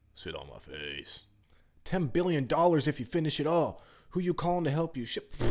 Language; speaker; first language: English; native; English